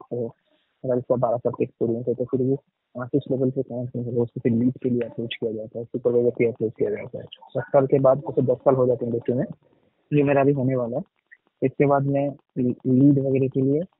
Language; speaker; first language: Hindi; non-native, local second language; Bangla